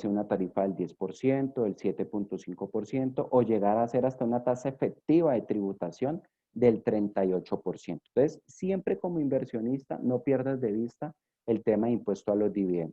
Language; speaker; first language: Spanish; native; Spanish